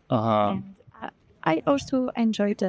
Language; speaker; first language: English; non-native, fluent; French